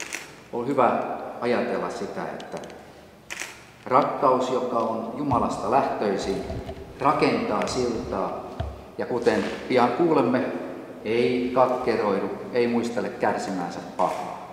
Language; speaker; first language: Finnish; native; Finnish